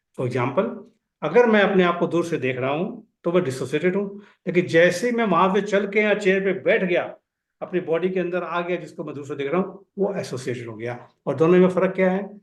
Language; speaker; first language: Hindi; native; Hindi